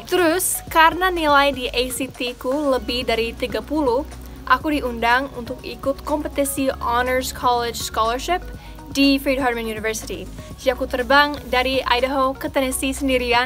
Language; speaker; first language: Indonesian; non-native, fluent; English